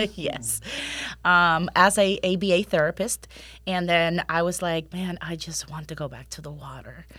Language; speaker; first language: English; non-native, fluent; Spanish